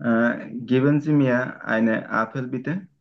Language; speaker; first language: German; non-native, learner; Bangla